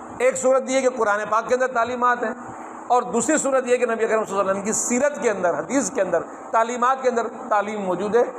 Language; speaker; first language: Urdu; non-native, local second language; Sindhi